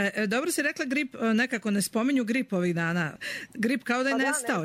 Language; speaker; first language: Croatian; native; Croatian